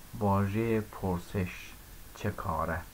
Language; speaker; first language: Persian; non-native, fluent; Azerbaijani